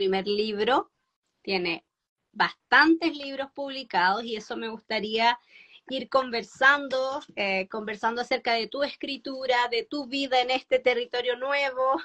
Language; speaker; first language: Spanish; native; Spanish